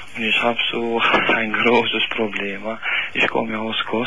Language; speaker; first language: German; non-native, learner; Albanian